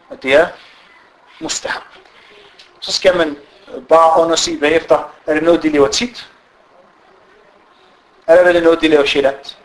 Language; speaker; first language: Danish; non-native, fluent; Arabic